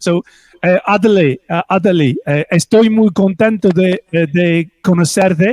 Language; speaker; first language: Spanish; non-native, learner; English